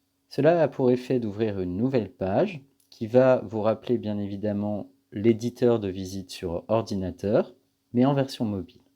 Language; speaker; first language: French; native; French